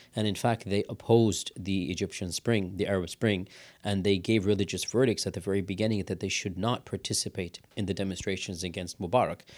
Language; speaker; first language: English; native; English